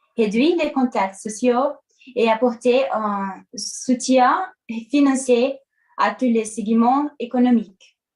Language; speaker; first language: French; non-native, learner; Portuguese